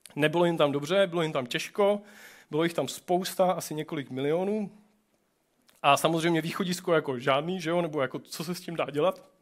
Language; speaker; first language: Czech; native; Czech